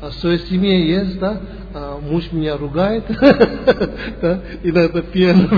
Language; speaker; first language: Russian; non-native, learner; Tibetan